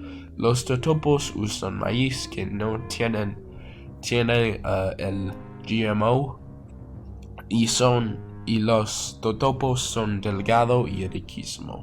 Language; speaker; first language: Spanish; non-native, learner; English